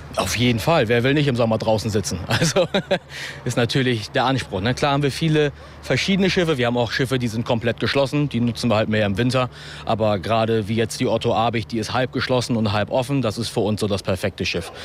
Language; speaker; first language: German; native; German